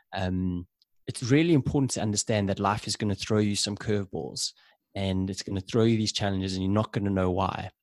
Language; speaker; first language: English; native; English